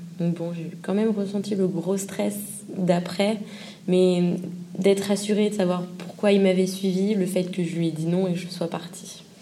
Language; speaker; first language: French; native; French